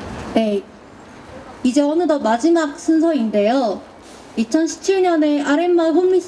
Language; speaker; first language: Korean; native; Korean